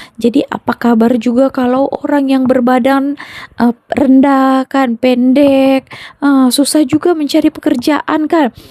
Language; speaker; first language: Indonesian; native; Indonesian